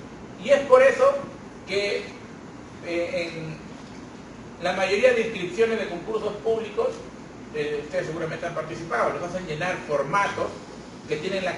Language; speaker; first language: Spanish; native; Spanish